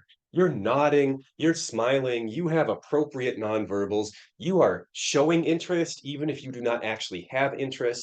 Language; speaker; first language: English; native; English